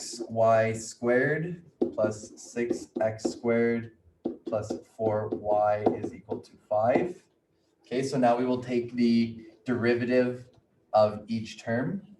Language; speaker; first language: English; native; English